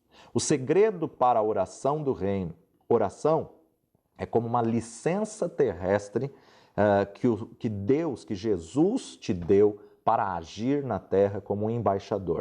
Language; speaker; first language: Portuguese; native; Portuguese